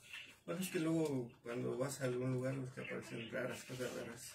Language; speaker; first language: Spanish; native; Spanish